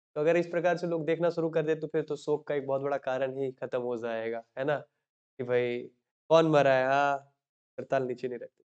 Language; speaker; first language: Hindi; native; Hindi